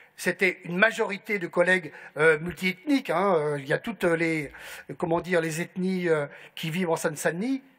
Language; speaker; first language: French; native; French